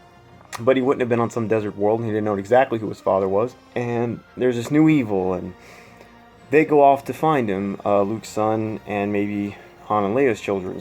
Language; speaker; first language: English; native; English